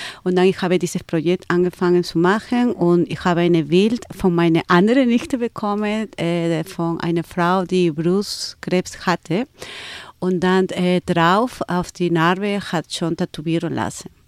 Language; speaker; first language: German; non-native, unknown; Spanish